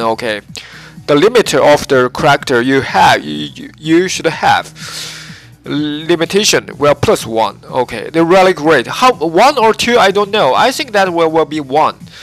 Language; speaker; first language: English; non-native, learner; Japanese